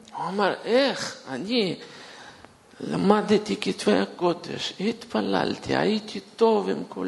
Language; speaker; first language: Hebrew; non-native, fluent; Russian